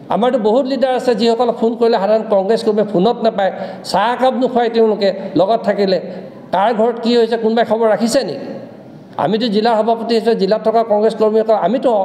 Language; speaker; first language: Assamese; non-native, local second language; Mising